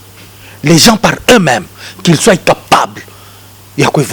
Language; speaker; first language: French; non-native, local second language; Lingala